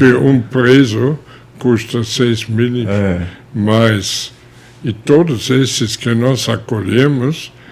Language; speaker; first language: Portuguese; non-native, fluent; German